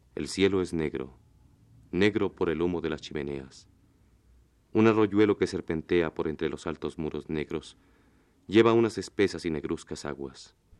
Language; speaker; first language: Spanish; native; Spanish